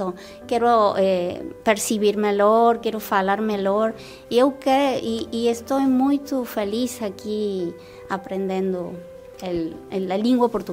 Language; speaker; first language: Portuguese; non-native, learner; Spanish